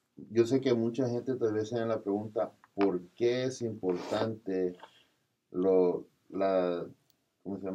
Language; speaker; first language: Spanish; non-native, learner; English